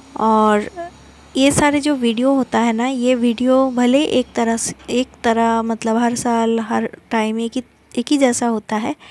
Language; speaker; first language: Hindi; non-native, local second language; Bangla